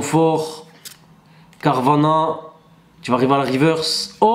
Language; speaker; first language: French; native; French